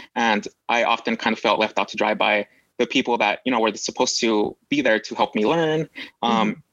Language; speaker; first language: English; native; English